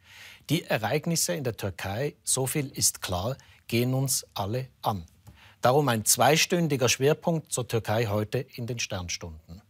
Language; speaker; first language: German; native; German